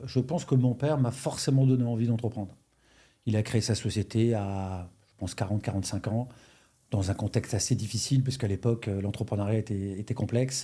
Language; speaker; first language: French; native; French